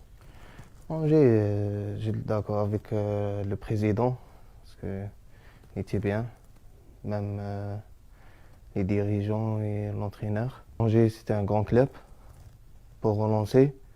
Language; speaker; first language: French; non-native, learner; Arabic